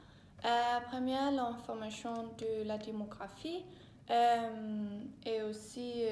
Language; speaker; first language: French; non-native, learner; Danish